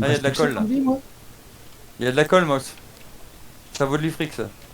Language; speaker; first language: French; native; French